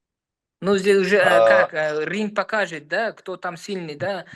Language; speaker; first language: Russian; non-native, learner; Uzbek